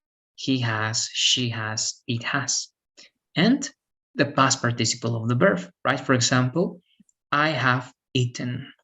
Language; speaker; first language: English; non-native, fluent; Spanish